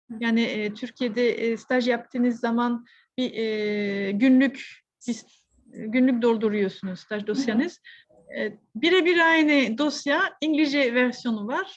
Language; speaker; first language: Turkish; non-native, fluent; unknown